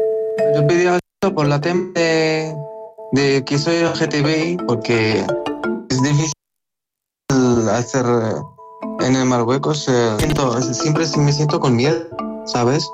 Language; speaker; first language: Spanish; non-native, learner; Arabic